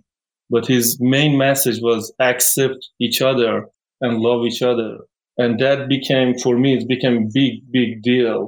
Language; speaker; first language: English; non-native, fluent; Persian